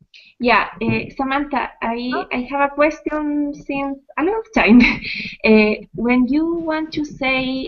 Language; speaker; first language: English; non-native, learner; Spanish